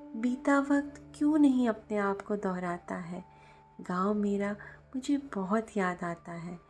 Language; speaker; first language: Hindi; native; Hindi